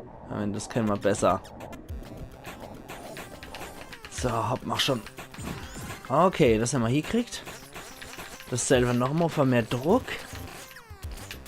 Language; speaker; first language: German; native; German